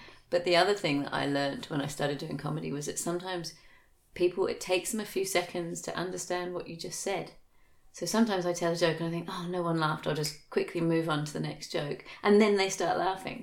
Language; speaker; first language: English; native; English